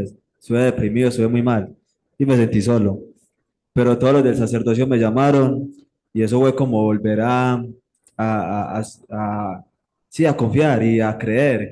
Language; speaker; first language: Spanish; native; Spanish